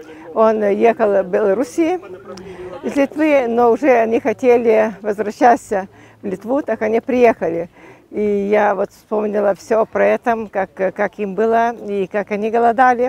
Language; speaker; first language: Russian; non-native, fluent; Lithuanian